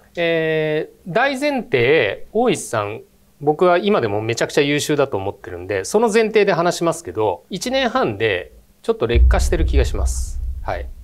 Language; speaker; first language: Japanese; native; Japanese